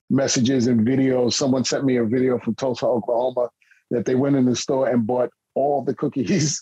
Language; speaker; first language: English; native; English